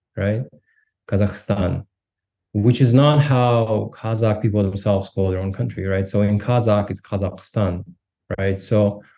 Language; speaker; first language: English; non-native, fluent; Russian